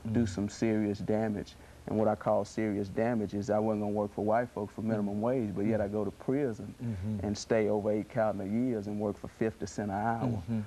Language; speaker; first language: English; native; English